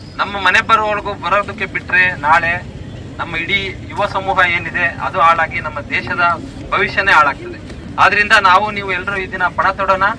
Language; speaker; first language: Kannada; native; Kannada